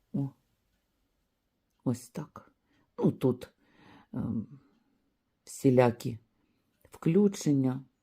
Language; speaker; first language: Ukrainian; native; Ukrainian